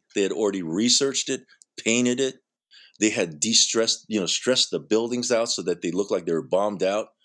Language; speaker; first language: English; native; English